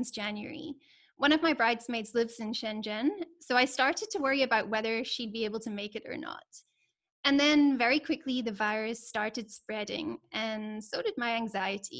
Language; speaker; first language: English; native; English